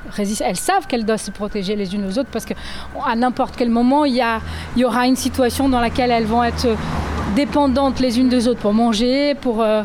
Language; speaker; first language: French; non-native, fluent; Portuguese